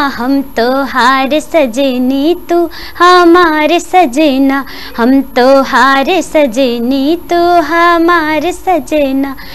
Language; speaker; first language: Bhojpuri; non-native, local second language; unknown